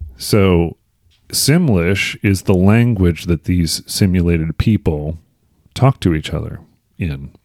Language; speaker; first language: English; native; English